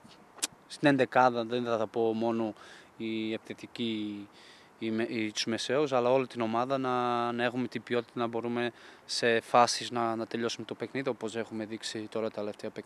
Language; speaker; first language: Greek; non-native, fluent; Portuguese